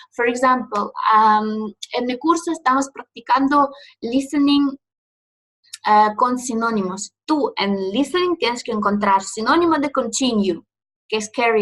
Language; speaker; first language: Spanish; non-native, fluent; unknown